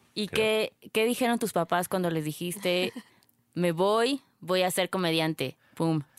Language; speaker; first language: Spanish; native; Spanish